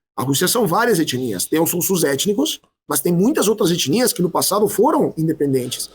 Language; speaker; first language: Portuguese; non-native, fluent; Italian